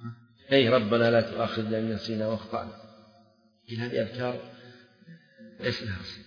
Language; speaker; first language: Arabic; native; Arabic